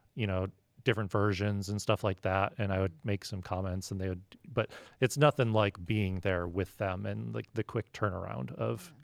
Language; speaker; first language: English; native; English